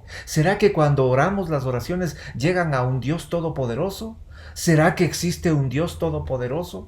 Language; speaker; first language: Spanish; native; Spanish